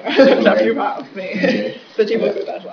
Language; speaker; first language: French; non-native, learner; English